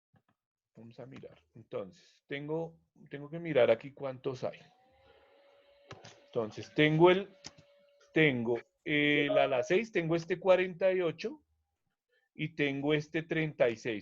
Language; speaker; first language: Spanish; native; Spanish